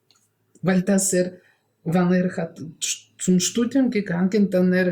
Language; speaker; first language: German; non-native, learner; Russian